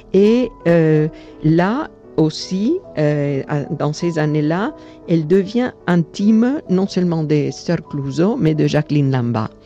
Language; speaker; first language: French; non-native, fluent; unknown